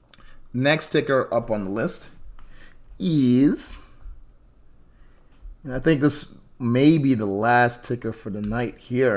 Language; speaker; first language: English; native; English